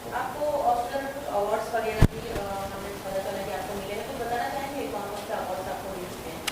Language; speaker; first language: Hindi; native; Hindi